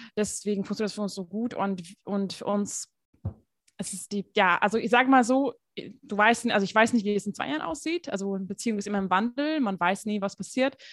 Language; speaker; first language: German; non-native, fluent; Hungarian